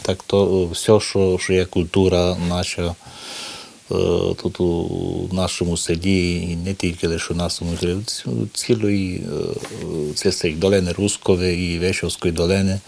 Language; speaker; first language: Ukrainian; early bilingual, heritage; Ukrainian